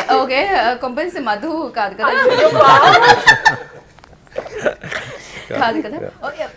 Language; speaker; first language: Telugu; native; Telugu